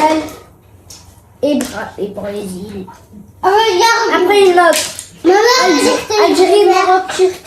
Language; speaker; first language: French; native; French